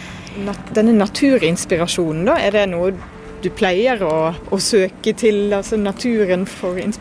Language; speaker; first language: Norwegian; native; Norwegian